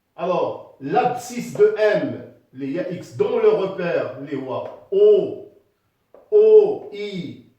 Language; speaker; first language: French; non-native, local second language; Arabic